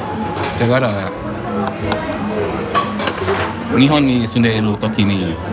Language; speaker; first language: Japanese; non-native, learner; Indonesian